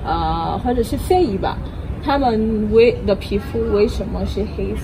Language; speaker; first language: Chinese; non-native, fluent; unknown